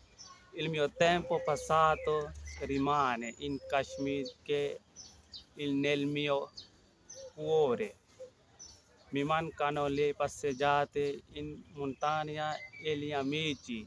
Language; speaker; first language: Italian; early bilingual, other home language; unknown